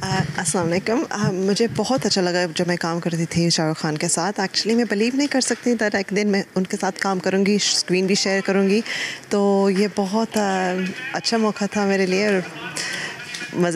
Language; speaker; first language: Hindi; early bilingual, heritage; Hindi